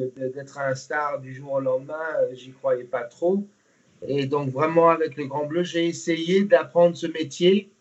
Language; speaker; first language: French; non-native, fluent; English